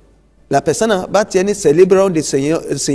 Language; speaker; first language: Spanish; non-native, learner; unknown